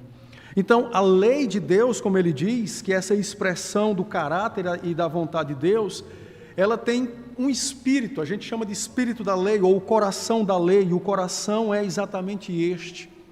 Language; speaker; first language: Portuguese; native; Portuguese